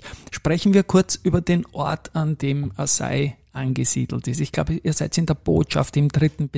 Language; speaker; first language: German; native; German